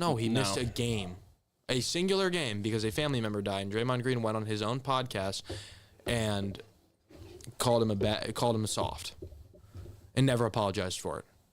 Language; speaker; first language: English; native; English